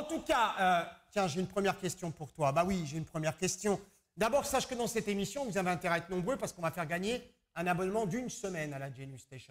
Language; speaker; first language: French; native; French